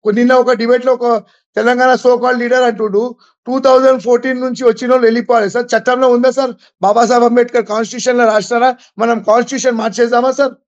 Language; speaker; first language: Telugu; non-native, local second language; Gujarati